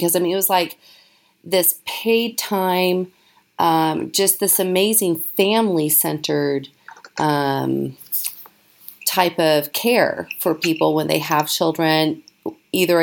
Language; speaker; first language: English; native; English